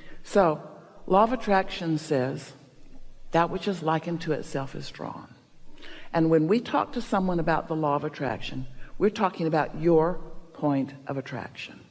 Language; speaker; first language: English; native; English